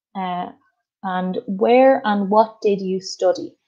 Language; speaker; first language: English; native; English